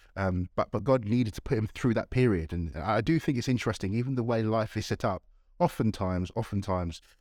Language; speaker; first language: English; native; English